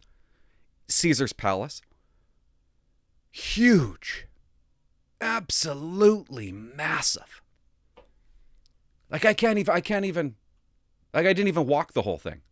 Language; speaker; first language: English; native; English